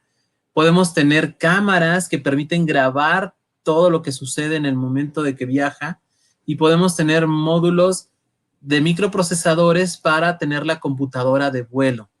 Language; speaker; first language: Spanish; native; Spanish